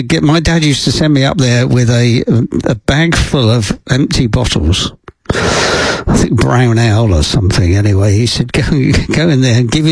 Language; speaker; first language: English; native; English